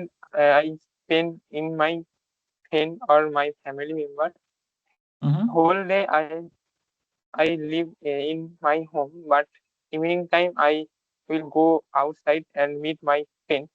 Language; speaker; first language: English; non-native, learner; Bangla